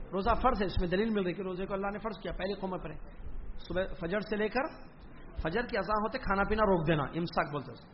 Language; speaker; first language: Urdu; native; Urdu